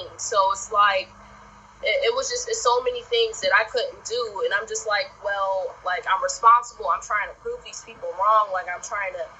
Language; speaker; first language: English; native; English